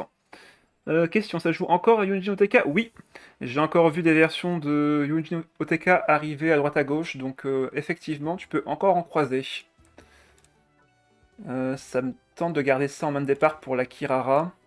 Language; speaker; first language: French; native; French